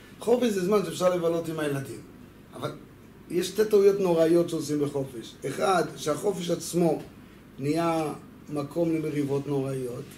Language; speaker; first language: Hebrew; non-native, fluent; French